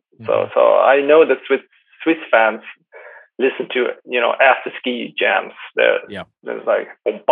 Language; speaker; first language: English; non-native, fluent; Swedish